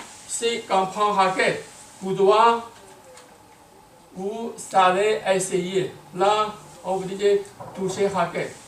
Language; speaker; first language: French; non-native, learner; Chinese